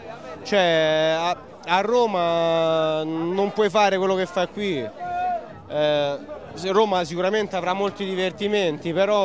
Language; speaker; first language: Italian; native; Italian